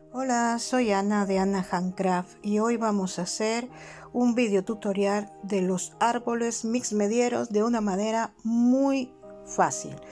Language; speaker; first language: Spanish; native; Spanish